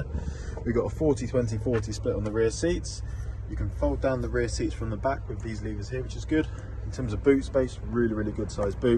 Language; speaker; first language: English; native; English